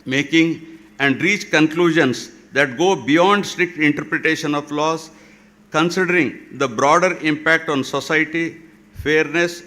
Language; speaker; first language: English; non-native, local second language; Kannada